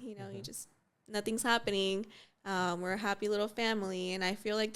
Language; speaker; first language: English; native; English